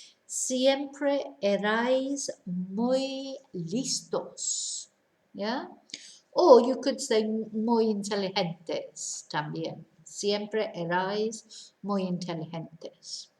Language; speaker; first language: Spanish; non-native, fluent; English